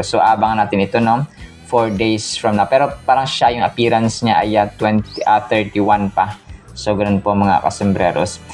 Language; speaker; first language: Filipino; native; Filipino